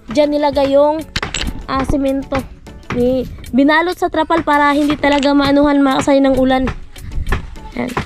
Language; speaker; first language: Filipino; non-native, local second language; Cebuano